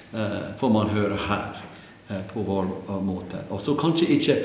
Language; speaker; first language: Norwegian; non-native, fluent; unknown